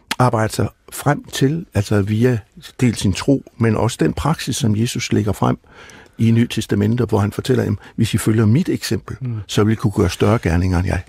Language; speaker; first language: Danish; native; Danish